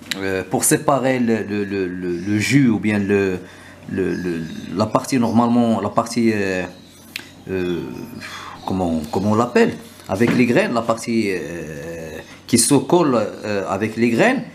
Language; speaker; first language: French; non-native, local second language; Arabic